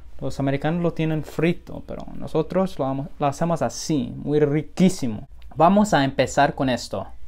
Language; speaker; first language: Spanish; early bilingual, heritage; Spanish